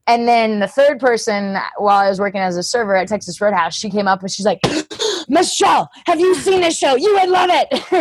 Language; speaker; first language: English; native; English